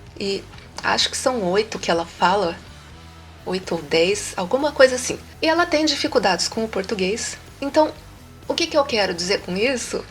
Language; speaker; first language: Portuguese; native; Portuguese